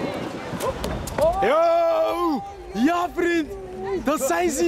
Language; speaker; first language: Dutch; native; Dutch